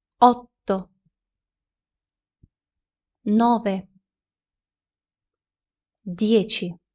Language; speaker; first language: Italian; non-native, fluent; Ukrainian